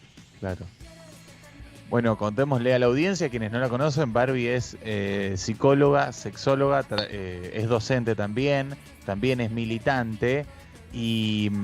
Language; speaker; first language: Spanish; native; Spanish